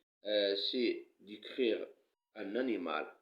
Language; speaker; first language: French; non-native, local second language; Arabic